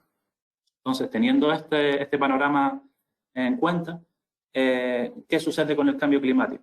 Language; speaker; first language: Spanish; native; Spanish